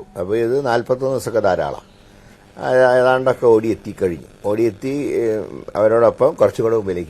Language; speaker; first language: Malayalam; native; Malayalam